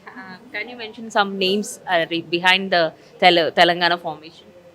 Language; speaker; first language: English; non-native, local second language; Telugu